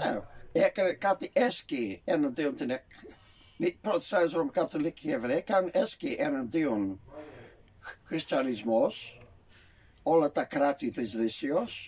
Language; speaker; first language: Greek; early bilingual, heritage; Greek